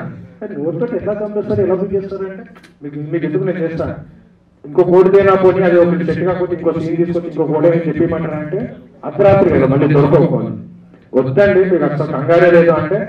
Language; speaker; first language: Telugu; native; Telugu